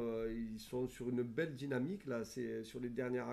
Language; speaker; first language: French; native; French